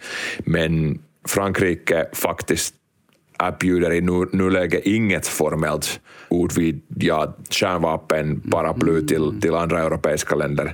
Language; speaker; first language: Swedish; non-native, local second language; Finnish